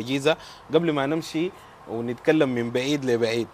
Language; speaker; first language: Arabic; native; Arabic